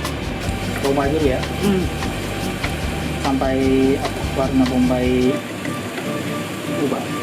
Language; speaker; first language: Indonesian; non-native, learner; Japanese